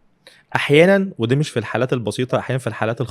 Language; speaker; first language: Arabic; native; Arabic